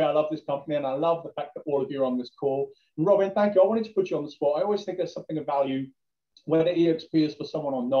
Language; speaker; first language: English; native; English